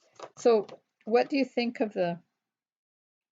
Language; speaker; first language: English; native; English